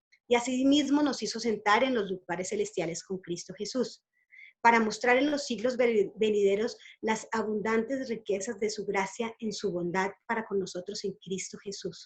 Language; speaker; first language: Spanish; native; Spanish